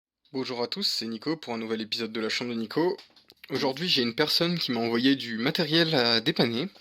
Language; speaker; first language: French; native; French